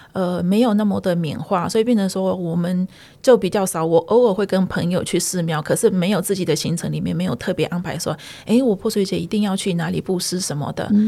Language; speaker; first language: Chinese; early bilingual, heritage; Chinese